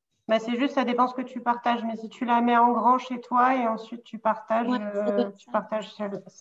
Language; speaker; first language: French; native; French